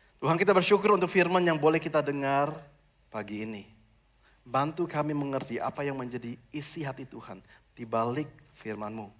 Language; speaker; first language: Indonesian; non-native, fluent; German